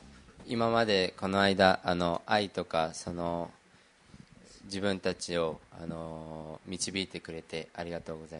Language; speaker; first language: Japanese; early bilingual, other home language; Portuguese